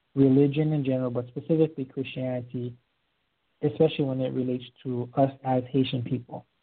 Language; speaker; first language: English; early bilingual, other home language; Haitian Creole